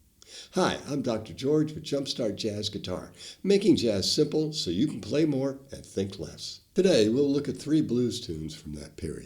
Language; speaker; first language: English; native; English